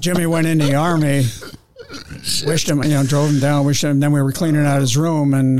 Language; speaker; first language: English; native; English